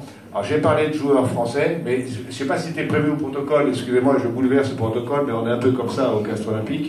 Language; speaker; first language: French; native; French